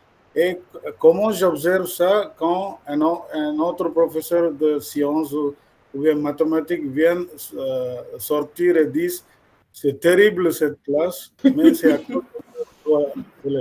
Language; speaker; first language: French; non-native, fluent; Malayalam